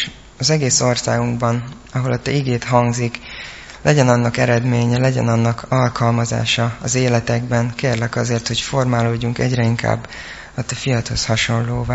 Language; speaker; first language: Hungarian; native; Hungarian